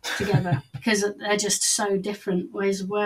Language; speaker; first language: English; native; English